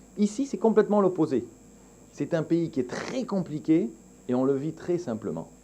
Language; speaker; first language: French; native; French